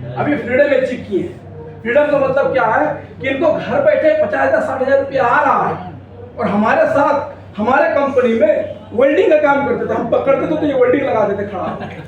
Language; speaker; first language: Hindi; native; Hindi